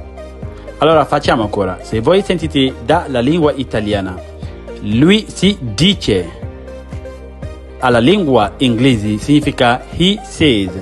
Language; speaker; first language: Italian; non-native, fluent; Mandingo